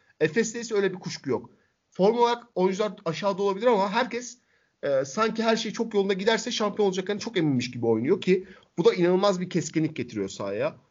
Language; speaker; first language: Turkish; native; Turkish